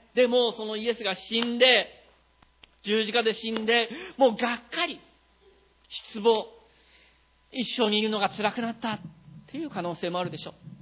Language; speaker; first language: Japanese; native; Japanese